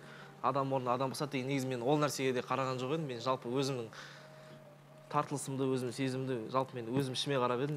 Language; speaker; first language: Kazakh; native; Kazakh